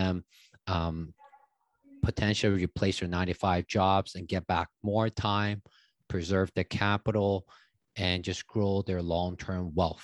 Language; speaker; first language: English; non-native, fluent; Chinese